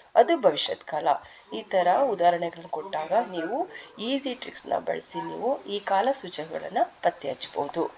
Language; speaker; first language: Kannada; native; Kannada